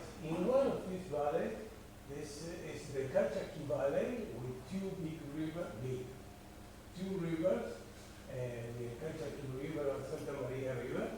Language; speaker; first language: English; non-native, fluent; Spanish